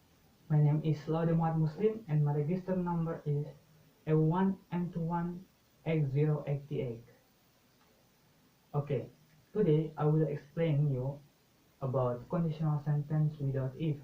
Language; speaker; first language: English; non-native, learner; Indonesian